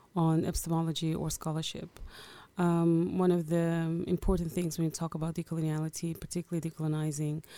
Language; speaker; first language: English; early bilingual, other home language; Portuguese